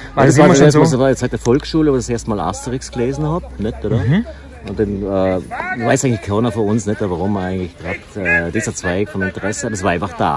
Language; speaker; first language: German; native; German